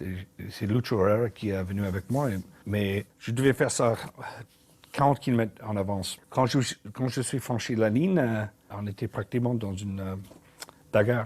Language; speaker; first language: French; non-native, learner; English